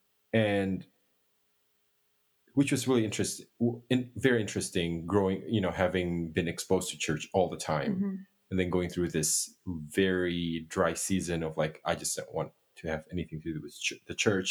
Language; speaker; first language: English; non-native, fluent; Indonesian